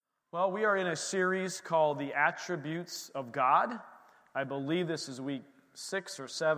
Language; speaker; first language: English; native; English